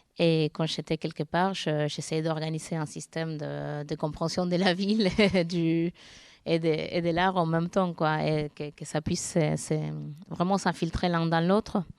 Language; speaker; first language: French; non-native, fluent; Spanish